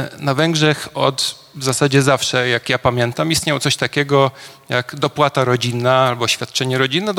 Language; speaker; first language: Polish; non-native, fluent; Hungarian